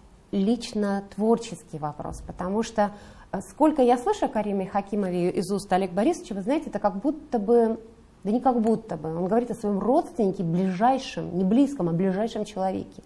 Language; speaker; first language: Russian; native; Russian